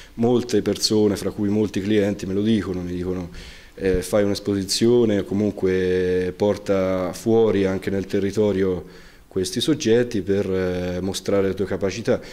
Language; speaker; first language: Italian; native; Italian